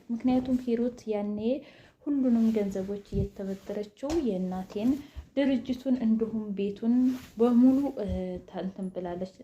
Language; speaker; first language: Amharic; native; Amharic